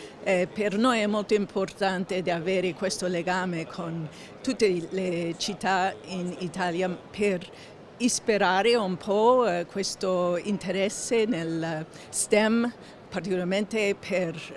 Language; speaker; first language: Italian; non-native, fluent; English